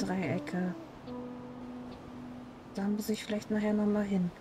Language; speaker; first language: German; native; German